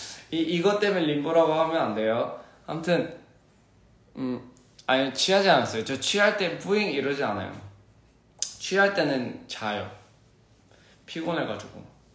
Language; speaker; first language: Korean; early bilingual, heritage; Korean